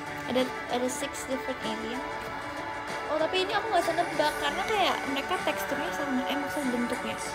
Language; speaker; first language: Indonesian; native; Indonesian